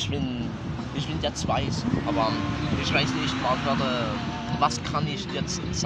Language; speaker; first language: German; non-native, learner; Spanish